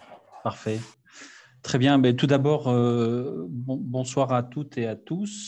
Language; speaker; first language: French; native; French